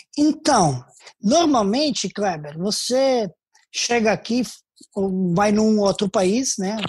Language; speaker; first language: Portuguese; non-native, fluent; Serbian